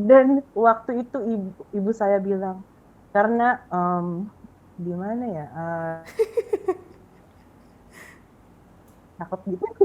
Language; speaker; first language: Indonesian; non-native, fluent; Filipino